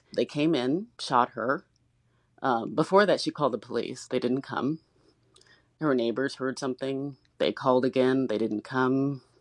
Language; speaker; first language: English; native; English